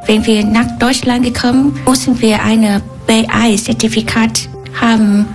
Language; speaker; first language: German; non-native, learner; Vietnamese